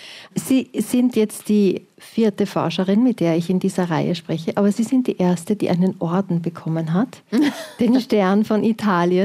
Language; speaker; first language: German; native; German